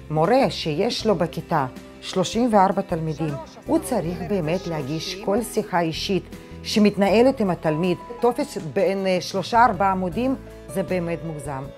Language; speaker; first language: Hebrew; non-native, fluent; Russian